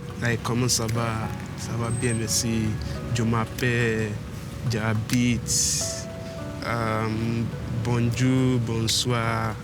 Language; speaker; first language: French; non-native, local second language; Haitian Creole